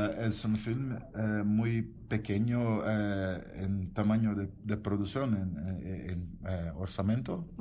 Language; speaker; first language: Spanish; non-native, learner; Portuguese